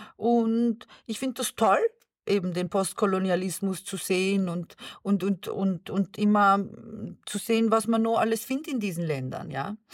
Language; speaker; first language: German; early bilingual, other home language; Serbian